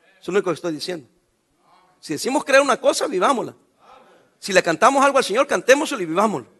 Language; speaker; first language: Spanish; native; Spanish